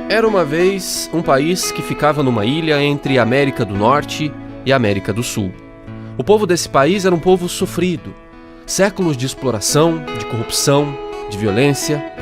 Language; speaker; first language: Portuguese; native; Portuguese